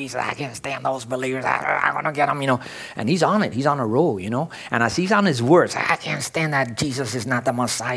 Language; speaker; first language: English; early bilingual, other home language; Spanish